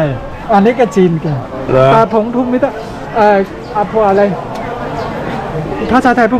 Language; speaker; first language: Thai; non-native, learner; Chinese